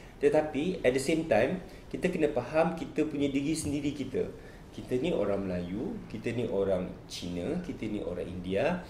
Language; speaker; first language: Malay; native; Malay